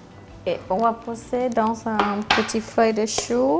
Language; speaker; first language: French; non-native, learner; Thai